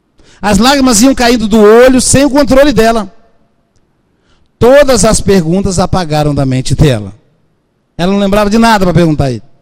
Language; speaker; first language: Portuguese; native; Portuguese